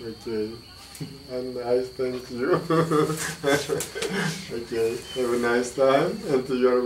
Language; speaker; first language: English; non-native, learner; Greek